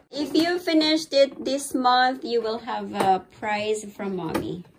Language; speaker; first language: English; non-native, local second language; Filipino